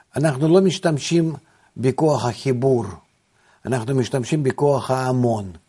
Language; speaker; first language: Hebrew; non-native, fluent; Russian